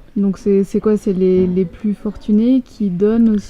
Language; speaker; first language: French; native; French